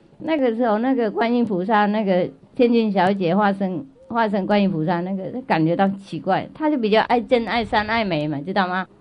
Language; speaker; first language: Chinese; non-native, fluent; Vietnamese